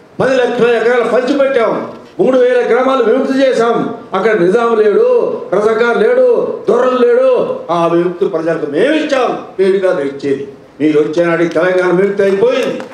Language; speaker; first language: Telugu; native; Telugu